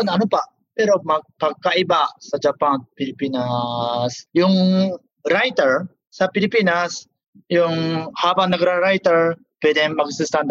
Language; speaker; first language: Filipino; non-native, learner; Japanese